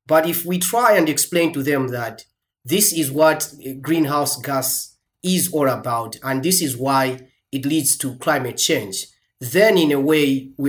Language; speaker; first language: English; non-native, local second language; Nyanja